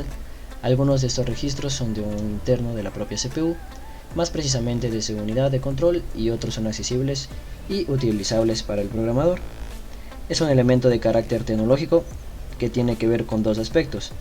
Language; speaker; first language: Spanish; native; Spanish